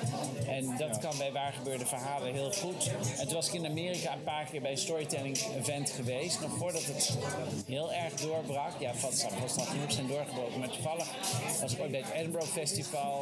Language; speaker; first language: Dutch; native; Dutch